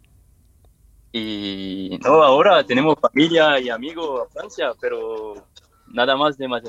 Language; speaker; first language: Spanish; non-native, learner; French